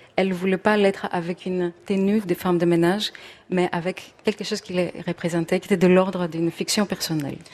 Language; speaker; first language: French; non-native, fluent; Greek